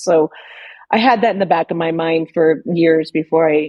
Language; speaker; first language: English; native; English